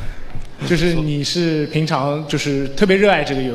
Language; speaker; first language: Chinese; native; Chinese